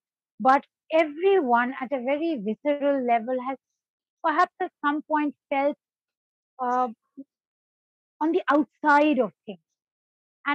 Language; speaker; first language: English; non-native, local second language; Bangla